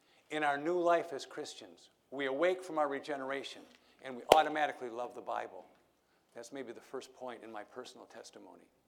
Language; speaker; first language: English; native; English